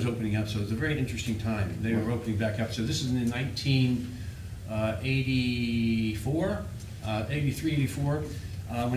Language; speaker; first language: English; native; English